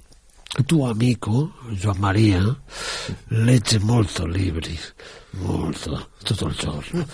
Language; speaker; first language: Italian; non-native, fluent; Catalan